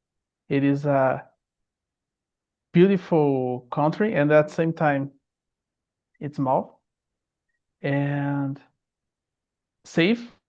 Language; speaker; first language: English; non-native, learner; Portuguese